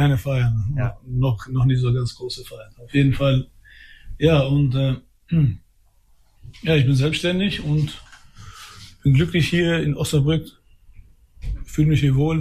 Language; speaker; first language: German; early bilingual, other home language; Albanian